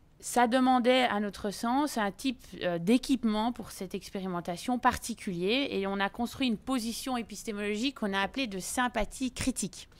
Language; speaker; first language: French; native; French